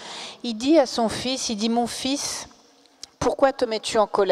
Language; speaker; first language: French; native; French